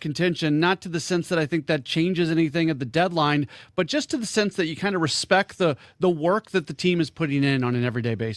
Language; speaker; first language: English; native; English